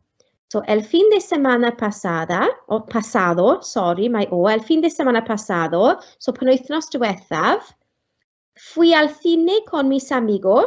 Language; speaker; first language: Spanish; non-native, fluent; Welsh